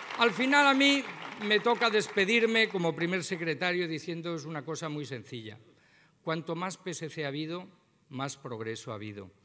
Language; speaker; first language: Spanish; non-native, local second language; Catalan